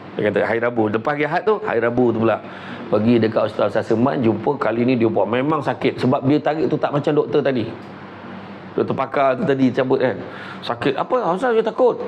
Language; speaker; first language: Malay; native; Malay